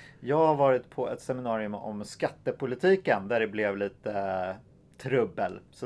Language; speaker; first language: Swedish; native; Swedish